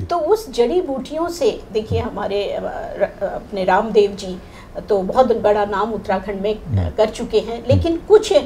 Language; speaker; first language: Hindi; native; Hindi